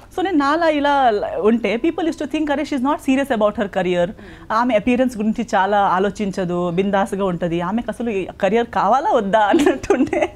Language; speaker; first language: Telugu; non-native, local second language; Konkani